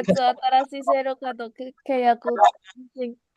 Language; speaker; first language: Japanese; non-native, learner; Indonesian